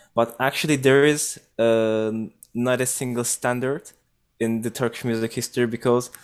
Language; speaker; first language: English; non-native, fluent; Turkish